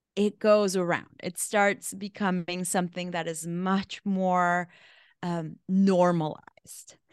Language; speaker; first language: English; non-native, fluent; Spanish